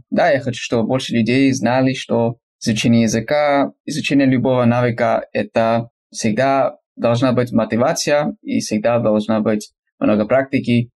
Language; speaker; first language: Russian; non-native, fluent; English